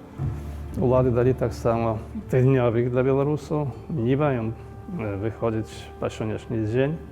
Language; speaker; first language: Polish; non-native, local second language; Belarusian